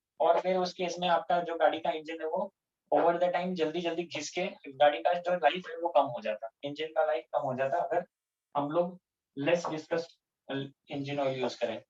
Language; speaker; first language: Hindi; non-native, local second language; Gujarati